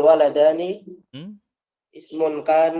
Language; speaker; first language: Arabic; non-native, learner; Indonesian